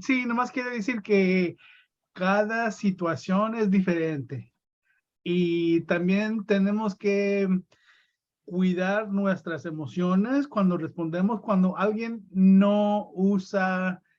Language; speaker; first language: Spanish; early bilingual, heritage; Spanish